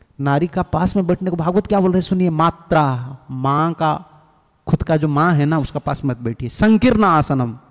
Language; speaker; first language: Hindi; non-native, local second language; Odia